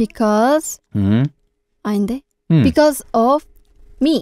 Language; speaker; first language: English; non-native, learner; Korean